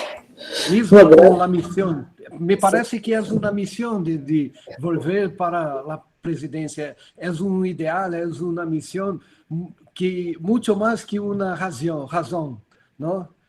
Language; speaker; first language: Spanish; non-native, learner; Portuguese